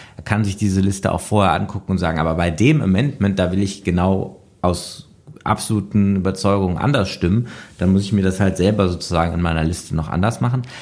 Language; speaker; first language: German; native; German